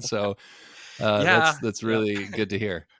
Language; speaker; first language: English; native; English